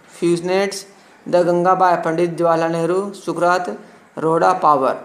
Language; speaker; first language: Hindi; native; Hindi